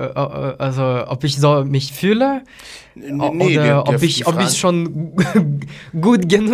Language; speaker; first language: German; non-native, fluent; Lithuanian